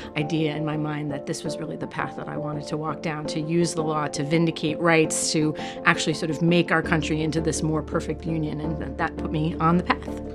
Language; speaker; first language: English; native; English